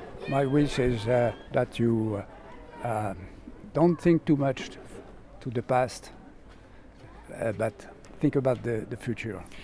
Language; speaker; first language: English; non-native, fluent; French